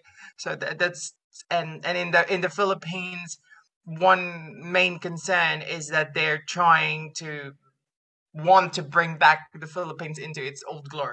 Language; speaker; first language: English; non-native, local second language; Filipino